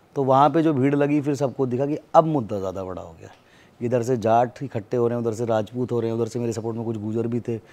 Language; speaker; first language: Hindi; native; Hindi